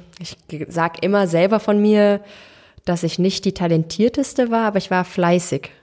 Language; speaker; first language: German; early bilingual, other home language; Turkish